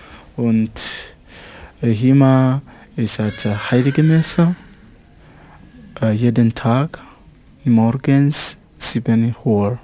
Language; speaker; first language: German; non-native, learner; Swahili